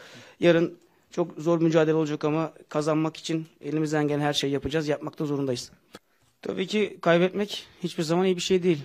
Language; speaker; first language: Turkish; non-native, fluent; Croatian